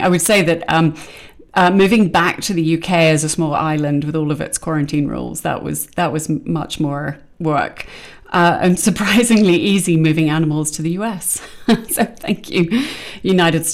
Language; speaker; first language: English; native; English